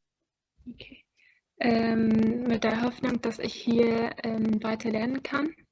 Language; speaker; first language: German; non-native, fluent; Arabic